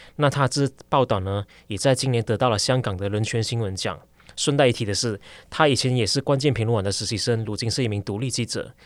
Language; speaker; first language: Chinese; native; Chinese